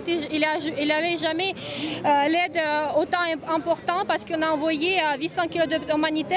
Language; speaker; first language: French; non-native, fluent; Russian